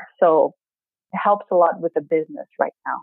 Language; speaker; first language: English; non-native, fluent; Greek